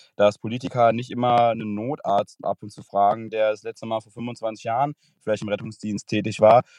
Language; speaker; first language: German; native; German